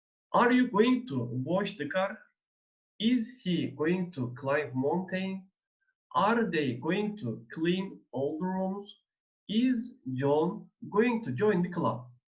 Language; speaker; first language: English; non-native, fluent; Turkish